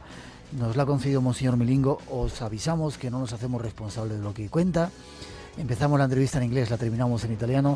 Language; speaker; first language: Spanish; native; Spanish